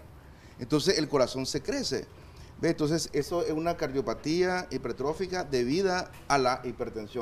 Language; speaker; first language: Spanish; native; Spanish